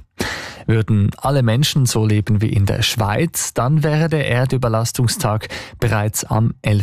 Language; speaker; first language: German; native; German